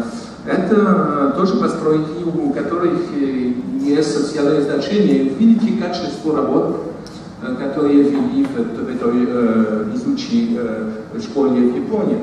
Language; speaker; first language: Russian; non-native, fluent; French